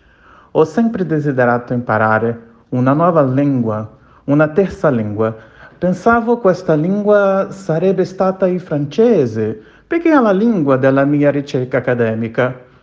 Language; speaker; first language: Italian; non-native, learner; Portuguese